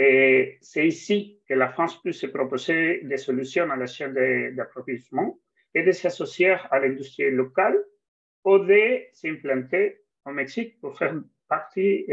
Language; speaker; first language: French; non-native, fluent; Spanish